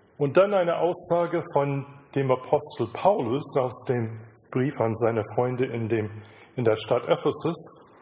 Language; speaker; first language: German; non-native, fluent; English